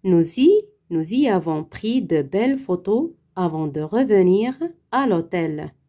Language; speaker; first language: French; non-native, local second language; Arabic